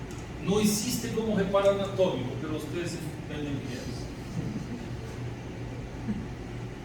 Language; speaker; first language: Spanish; non-native, learner; Portuguese